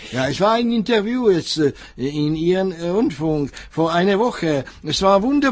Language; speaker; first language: German; non-native, fluent; Czech